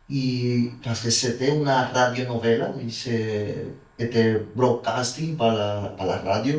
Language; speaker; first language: French; non-native, learner; Spanish